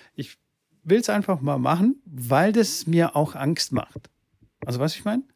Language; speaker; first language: German; early bilingual, other home language; Bulgarian